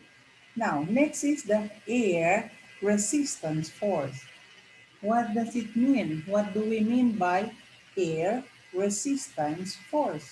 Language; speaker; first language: English; non-native, local second language; Filipino